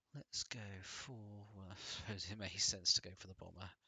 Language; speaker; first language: English; native; English